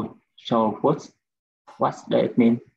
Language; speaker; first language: English; non-native, learner; Vietnamese